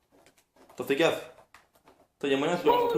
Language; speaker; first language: French; native; French